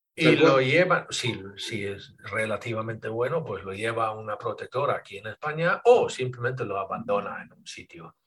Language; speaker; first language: Spanish; non-native, fluent; Swedish